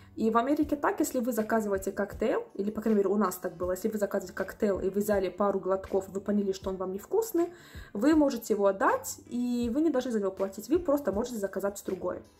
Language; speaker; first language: Russian; native; Russian